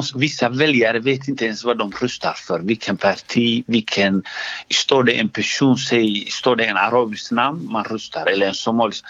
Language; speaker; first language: Swedish; early bilingual, other home language; Somali